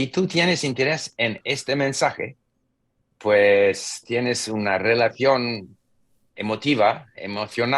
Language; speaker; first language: Spanish; non-native, fluent; English